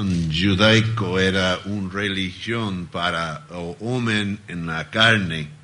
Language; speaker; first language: Spanish; non-native, learner; Portuguese